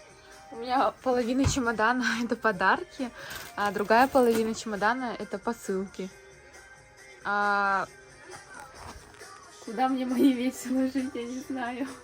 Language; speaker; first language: Russian; native; Russian